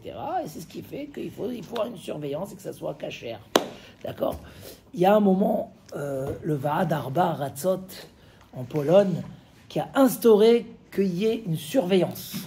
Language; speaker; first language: French; native; French